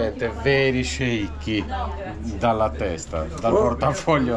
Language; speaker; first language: Italian; native; Italian